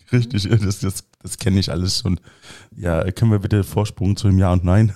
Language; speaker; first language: German; native; German